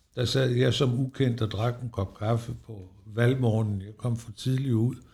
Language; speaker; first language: Danish; native; Danish